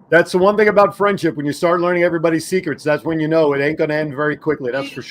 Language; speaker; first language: English; native; English